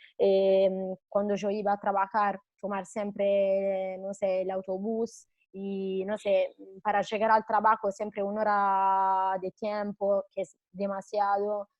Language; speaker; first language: Spanish; non-native, fluent; Italian